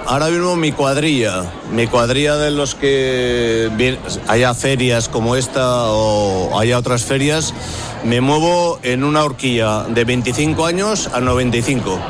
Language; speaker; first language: Spanish; non-native, local second language; Basque